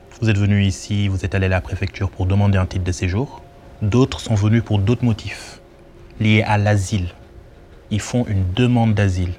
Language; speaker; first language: French; non-native, local second language; Wolof